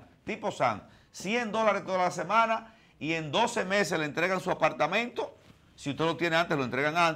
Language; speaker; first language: Spanish; native; Spanish